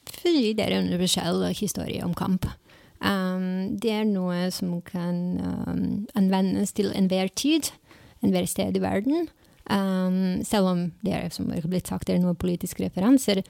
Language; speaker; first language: Norwegian; non-native, fluent; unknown